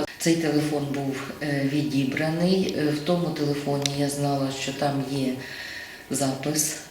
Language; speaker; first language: Ukrainian; native; Ukrainian